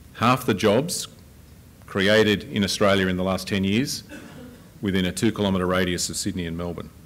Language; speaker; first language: English; native; English